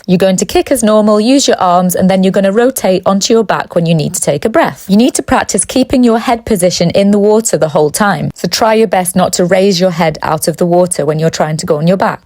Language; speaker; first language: English; native; English